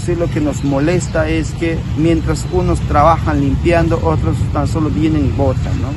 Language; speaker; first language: Spanish; native; Spanish